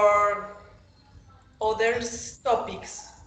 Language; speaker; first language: English; non-native, learner; Spanish